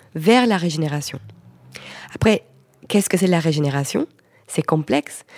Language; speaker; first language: French; non-native, fluent; Spanish